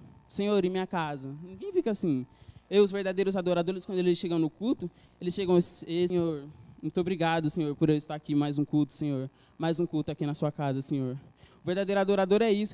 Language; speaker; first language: Portuguese; native; Portuguese